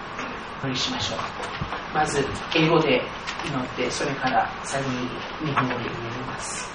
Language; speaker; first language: Japanese; non-native, fluent; English